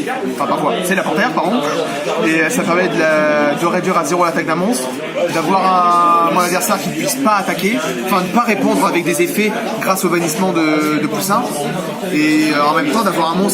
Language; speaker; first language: French; native; French